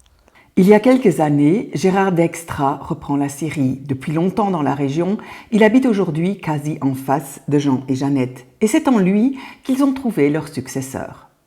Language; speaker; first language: French; native; French